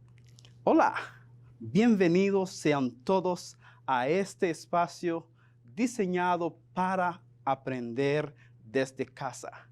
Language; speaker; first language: Spanish; non-native, fluent; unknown